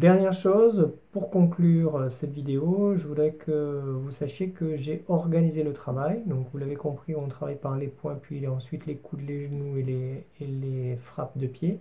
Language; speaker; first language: French; native; French